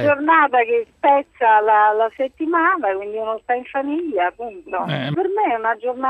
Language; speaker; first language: Italian; native; Italian